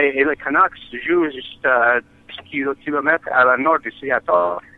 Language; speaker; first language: French; non-native, learner; English